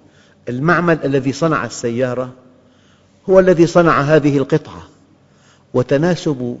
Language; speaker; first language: Arabic; native; Arabic